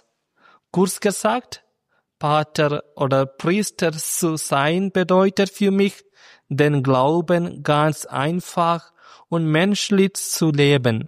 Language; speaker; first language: German; non-native, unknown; Malayalam